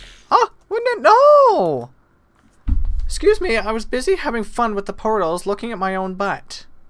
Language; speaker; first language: English; native; English